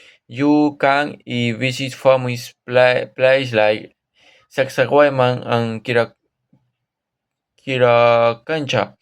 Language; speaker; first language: English; non-native, learner; Spanish